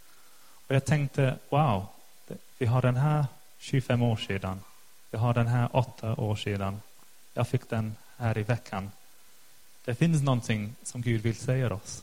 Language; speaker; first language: Swedish; non-native, fluent; English